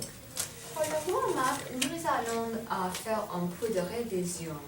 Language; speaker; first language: French; non-native, fluent; English